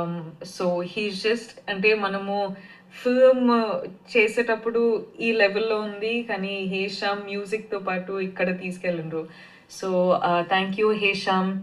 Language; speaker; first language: Telugu; non-native, fluent; Kannada